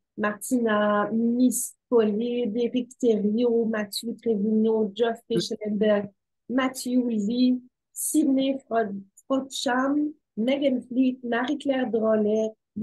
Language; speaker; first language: French; native; French